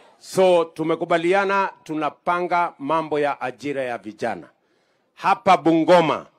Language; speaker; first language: Swahili; non-native, local second language; Kalenjin